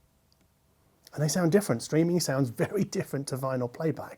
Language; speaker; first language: English; native; English